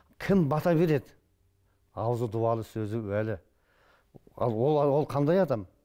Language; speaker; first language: Kazakh; native; Kazakh